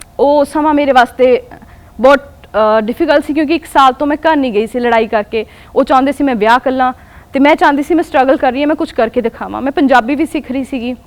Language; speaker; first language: Punjabi; non-native, local second language; Hindi